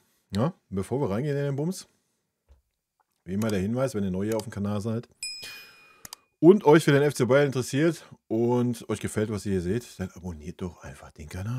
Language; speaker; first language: German; native; German